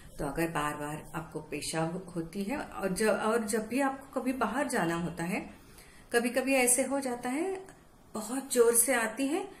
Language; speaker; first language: Hindi; non-native, local second language; Marathi